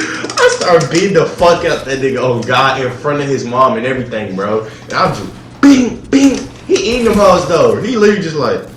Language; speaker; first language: English; native; English